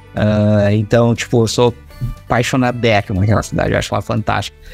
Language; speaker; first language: Portuguese; native; Portuguese